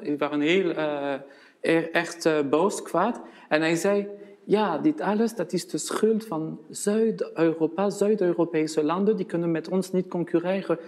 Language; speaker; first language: Dutch; non-native, fluent; French